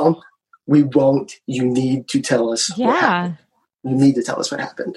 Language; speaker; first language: English; native; English